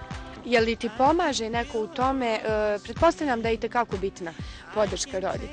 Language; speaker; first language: Bosnian; native; Bosnian